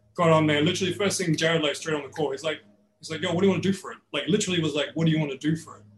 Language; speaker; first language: English; native; English